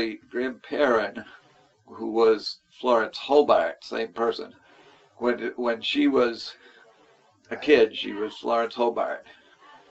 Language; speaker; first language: English; native; English